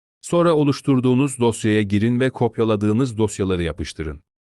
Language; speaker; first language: Turkish; native; Turkish